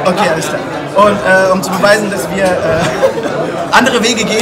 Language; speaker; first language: German; native; German